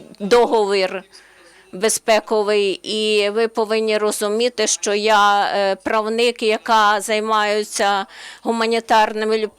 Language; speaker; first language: Ukrainian; non-native, learner; Slovenian